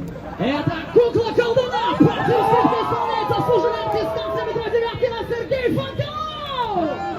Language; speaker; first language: Russian; native; Russian